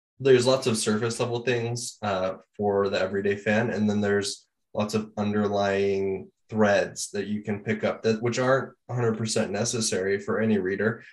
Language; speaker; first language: English; native; English